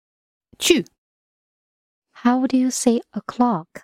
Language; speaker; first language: English; non-native, fluent; Chinese